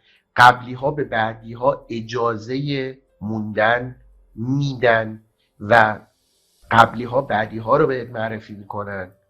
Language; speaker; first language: Persian; native; Persian